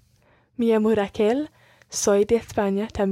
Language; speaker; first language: Spanish; non-native, learner; English